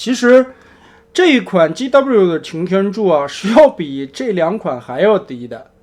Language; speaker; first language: Chinese; native; Chinese